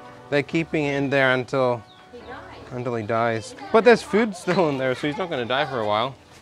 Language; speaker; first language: English; native; English